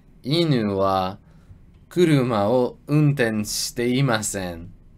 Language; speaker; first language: Japanese; non-native, learner; English